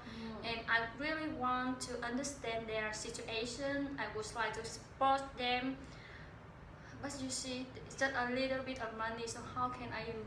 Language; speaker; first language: English; non-native, learner; Vietnamese